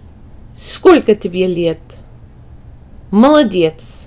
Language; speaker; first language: Russian; non-native, fluent; English